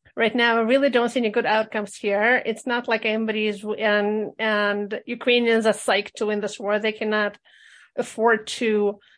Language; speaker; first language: English; early bilingual, other home language; Russian